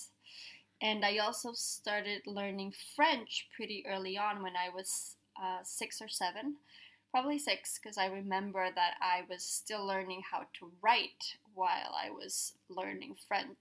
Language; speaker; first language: English; non-native, fluent; Spanish